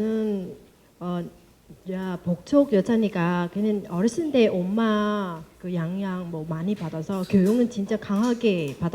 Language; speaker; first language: Korean; non-native, learner; Vietnamese